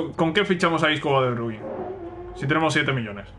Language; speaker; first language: Spanish; native; Spanish